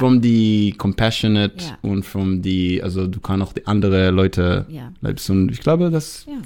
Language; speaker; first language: German; non-native, learner; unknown